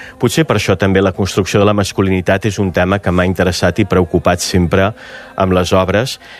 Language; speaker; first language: Catalan; native; Catalan